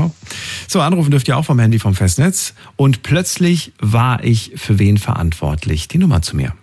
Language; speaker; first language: German; native; German